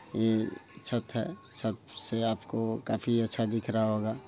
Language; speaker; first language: Hindi; native; Hindi